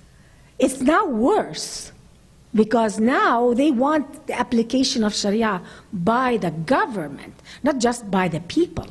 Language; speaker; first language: English; non-native, fluent; Arabic